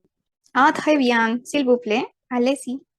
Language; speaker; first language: French; non-native, fluent; Spanish